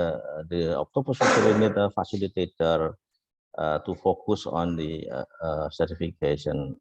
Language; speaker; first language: English; non-native, fluent; Indonesian